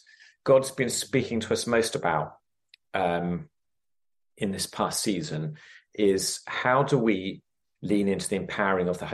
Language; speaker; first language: English; native; English